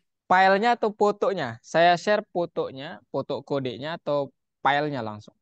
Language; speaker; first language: Indonesian; native; Indonesian